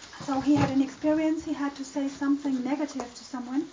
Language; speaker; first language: English; non-native, fluent; German